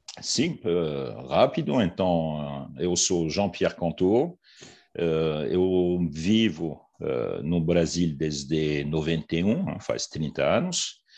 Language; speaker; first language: Portuguese; non-native, fluent; French